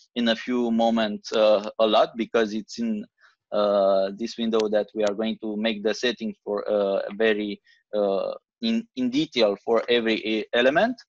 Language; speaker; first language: English; non-native, fluent; Romanian